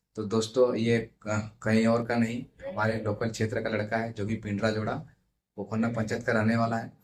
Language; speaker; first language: Hindi; native; Hindi